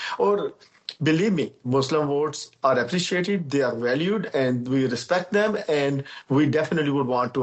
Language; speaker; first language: English; non-native, local second language; Urdu